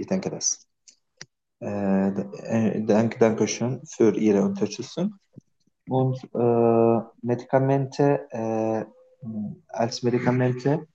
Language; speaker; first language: German; non-native, learner; Turkish